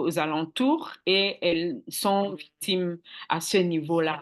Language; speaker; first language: French; non-native, local second language; Swahili